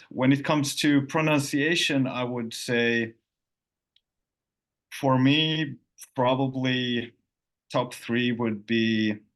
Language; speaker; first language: English; non-native, fluent; Finnish